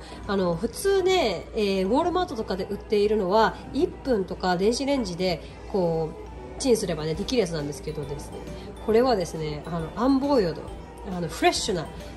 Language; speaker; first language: Japanese; native; Japanese